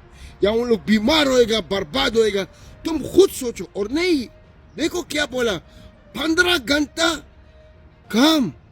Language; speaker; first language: Hindi; non-native, fluent; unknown